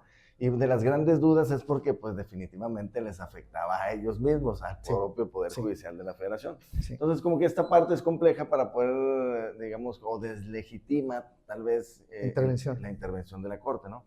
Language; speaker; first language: Spanish; native; Spanish